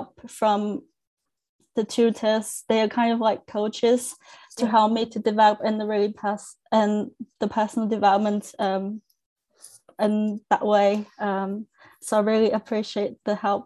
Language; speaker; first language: English; non-native, fluent; Chinese